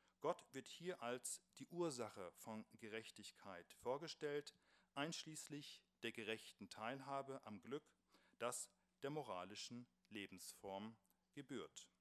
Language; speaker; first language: German; native; German